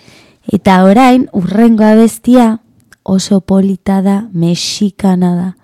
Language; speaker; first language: Basque; non-native, learner; Spanish